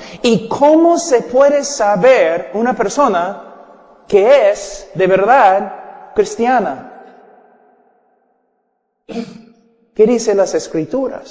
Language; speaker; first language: Spanish; non-native, fluent; English